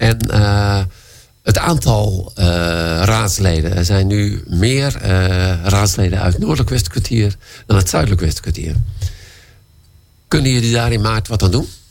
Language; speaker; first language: Dutch; native; Dutch